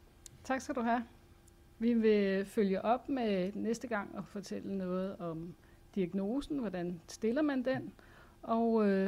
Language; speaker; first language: Danish; native; Danish